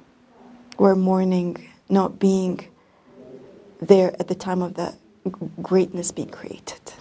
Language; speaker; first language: English; non-native, fluent; Bosnian